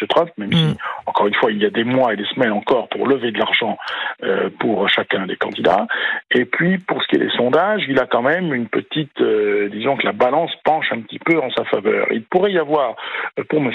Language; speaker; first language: French; native; French